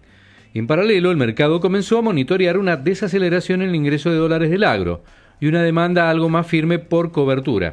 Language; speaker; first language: Spanish; native; Spanish